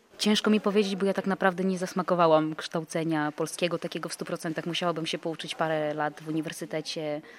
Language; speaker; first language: Polish; native; Polish